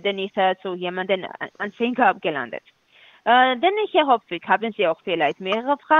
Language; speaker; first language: German; non-native, fluent; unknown